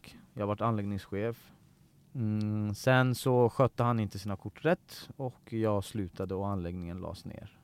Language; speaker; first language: Swedish; early bilingual, other home language; Persian